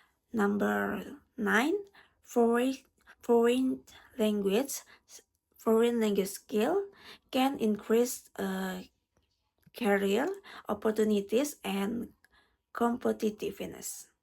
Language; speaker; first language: English; non-native, learner; Indonesian